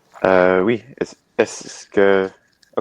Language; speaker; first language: French; non-native, learner; English